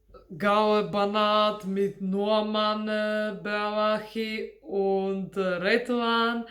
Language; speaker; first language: German; non-native, fluent; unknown